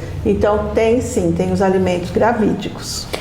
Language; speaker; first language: Portuguese; native; Portuguese